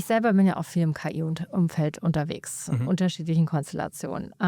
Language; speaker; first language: German; native; German